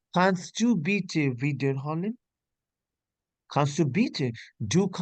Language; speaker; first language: German; non-native, learner; Hindi